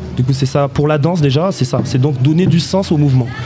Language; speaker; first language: French; native; French